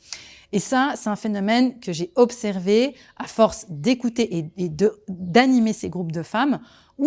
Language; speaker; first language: French; native; French